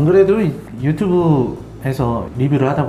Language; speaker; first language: Korean; native; Korean